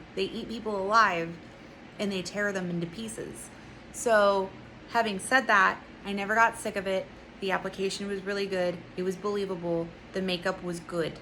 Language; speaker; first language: English; native; English